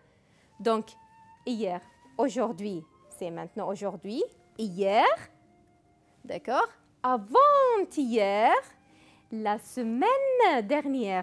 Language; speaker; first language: French; non-native, fluent; Arabic